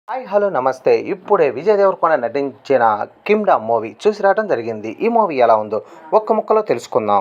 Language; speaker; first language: Telugu; native; Telugu